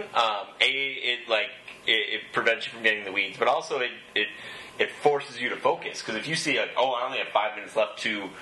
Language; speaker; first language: English; native; English